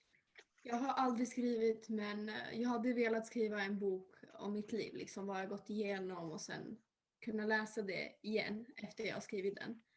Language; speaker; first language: Swedish; early bilingual, other home language; Serbian